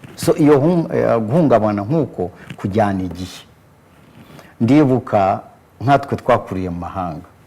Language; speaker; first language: Kinyarwanda; early bilingual, heritage; Kinyarwanda